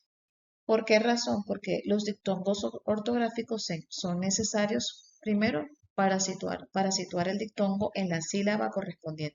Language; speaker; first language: Spanish; native; Spanish